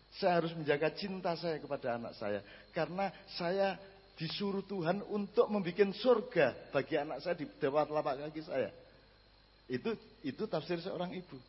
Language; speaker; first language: Indonesian; native; Indonesian